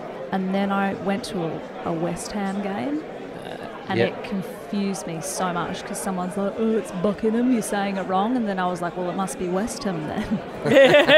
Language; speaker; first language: English; native; English